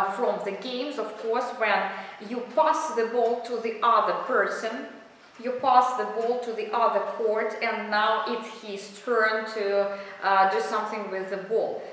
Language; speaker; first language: English; non-native, fluent; Russian